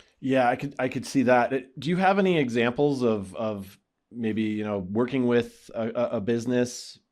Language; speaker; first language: English; native; English